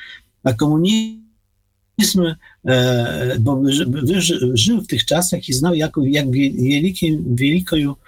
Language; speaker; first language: Ukrainian; non-native, fluent; Polish